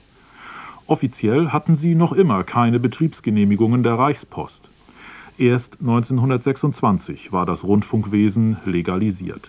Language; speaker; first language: German; native; German